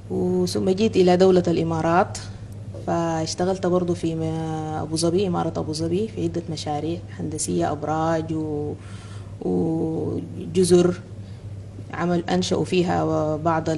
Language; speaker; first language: Arabic; native; Arabic